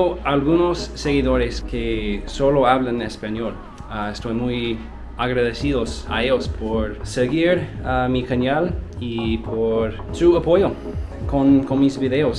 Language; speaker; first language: Spanish; non-native, learner; English